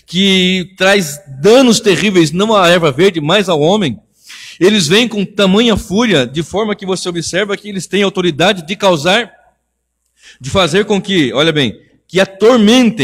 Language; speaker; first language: Portuguese; native; Portuguese